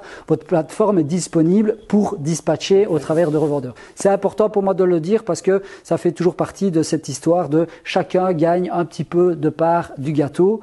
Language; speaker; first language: French; native; French